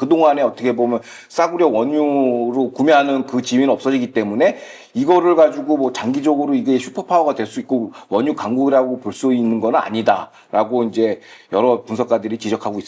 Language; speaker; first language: Korean; native; Korean